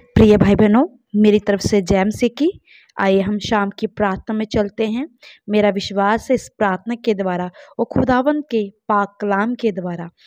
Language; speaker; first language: Hindi; non-native, local second language; Punjabi